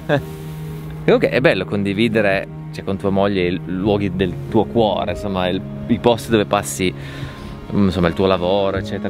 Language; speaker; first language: Italian; native; Italian